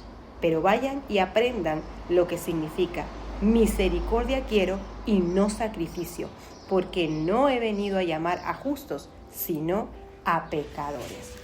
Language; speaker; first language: Spanish; native; Spanish